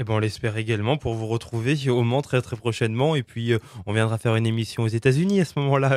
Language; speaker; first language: French; native; French